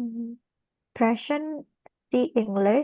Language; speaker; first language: German; non-native, learner; Indonesian